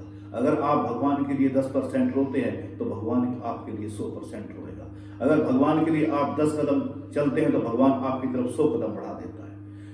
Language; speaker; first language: Hindi; native; Hindi